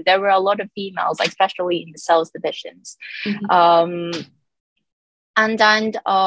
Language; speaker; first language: English; non-native, local second language; Cantonese